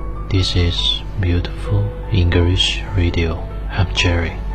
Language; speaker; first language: English; non-native, fluent; Chinese